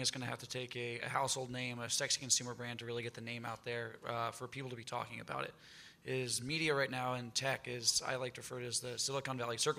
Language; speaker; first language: English; native; English